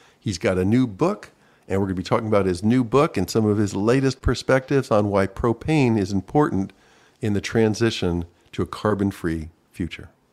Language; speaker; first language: English; native; English